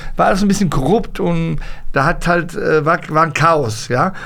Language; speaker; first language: German; early bilingual, other home language; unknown